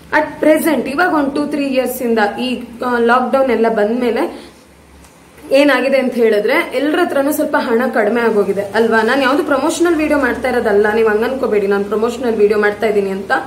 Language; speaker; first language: Kannada; non-native, local second language; Tulu